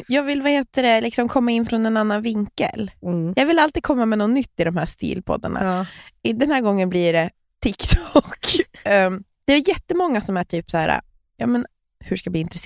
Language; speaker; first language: Swedish; native; Swedish